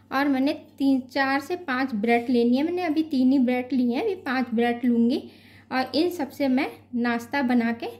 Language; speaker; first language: Hindi; native; Hindi